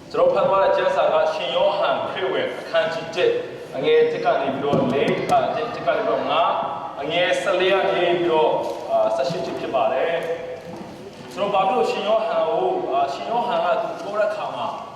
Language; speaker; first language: Burmese; non-native, local second language; Hakha Chin